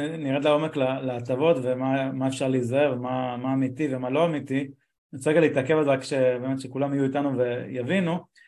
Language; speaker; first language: Hebrew; native; Hebrew